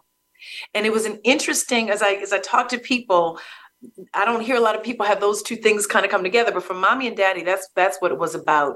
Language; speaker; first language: English; native; English